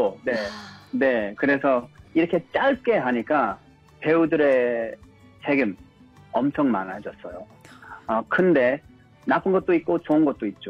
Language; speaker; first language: Korean; early bilingual, heritage; English